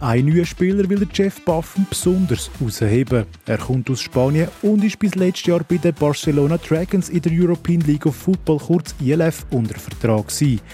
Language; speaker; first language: German; native; German